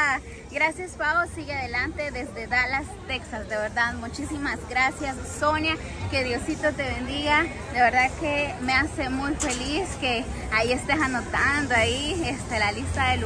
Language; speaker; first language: Spanish; native; Spanish